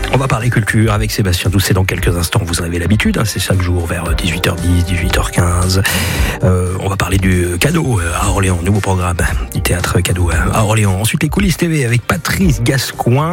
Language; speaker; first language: French; native; French